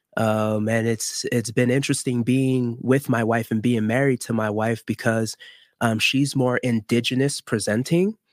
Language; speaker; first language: English; early bilingual, other home language; Haitian Creole